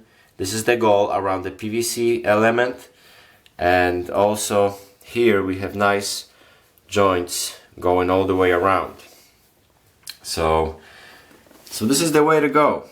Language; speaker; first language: English; non-native, fluent; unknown